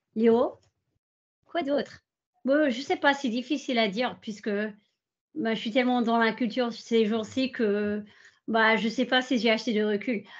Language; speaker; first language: French; non-native, fluent; English